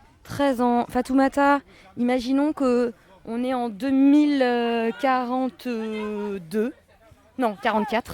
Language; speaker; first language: French; native; French